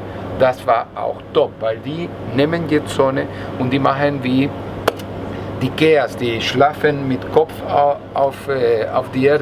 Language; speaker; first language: German; non-native, learner; Spanish